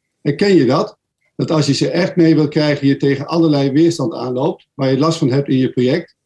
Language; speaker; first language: Dutch; native; Dutch